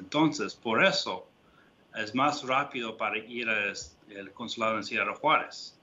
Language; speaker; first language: Spanish; non-native, fluent; English